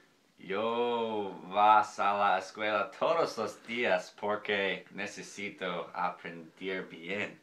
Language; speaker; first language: Spanish; non-native, learner; English